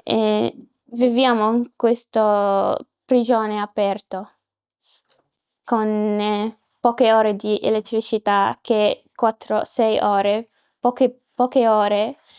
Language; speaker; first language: Italian; non-native, learner; Arabic